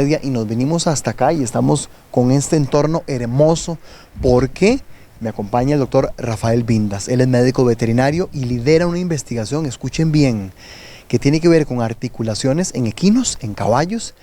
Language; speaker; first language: Spanish; native; Spanish